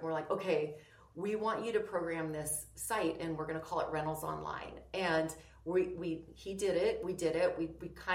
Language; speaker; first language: English; early bilingual, other home language; Greek